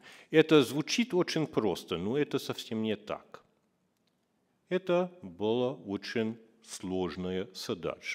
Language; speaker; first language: Russian; non-native, fluent; German